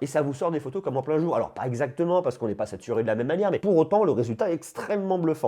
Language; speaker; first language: French; native; French